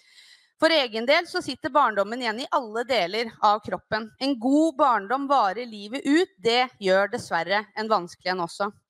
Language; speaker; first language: Norwegian; native; Norwegian